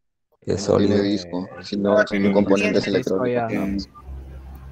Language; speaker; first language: Spanish; native; Spanish